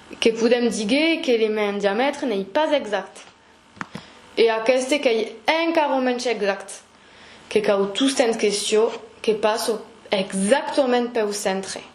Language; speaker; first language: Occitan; non-native, local second language; French